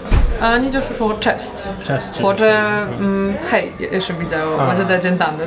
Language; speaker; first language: Chinese; non-native, learner; Polish